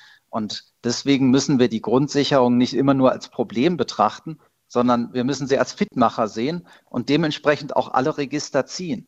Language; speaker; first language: German; native; German